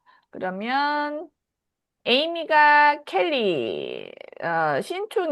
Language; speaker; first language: Korean; native; Korean